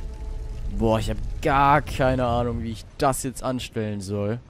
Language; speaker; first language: German; native; German